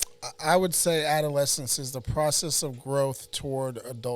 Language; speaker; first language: English; native; English